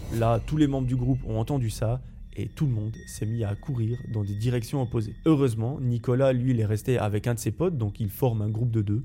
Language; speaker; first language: French; native; French